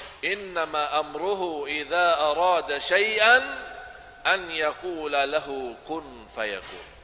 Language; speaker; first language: Malay; non-native, fluent; Arabic